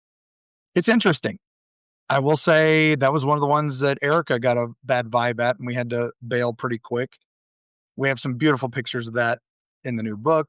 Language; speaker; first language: English; native; English